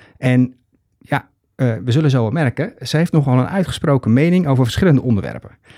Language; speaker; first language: Dutch; native; Dutch